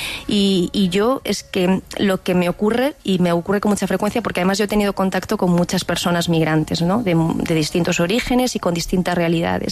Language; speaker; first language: Spanish; native; Spanish